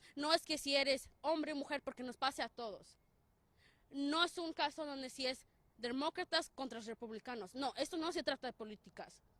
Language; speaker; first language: Spanish; early bilingual, heritage; Spanish